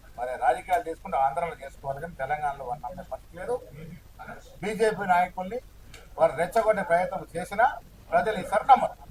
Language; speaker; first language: Telugu; native; Telugu